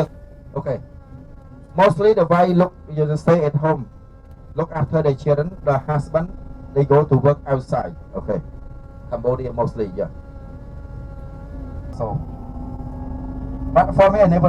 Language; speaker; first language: English; non-native, learner; Khmer